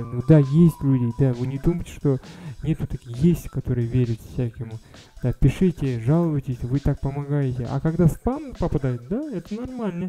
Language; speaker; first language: Russian; non-native, fluent; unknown